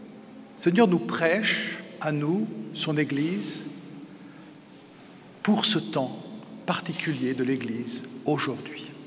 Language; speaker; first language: French; native; French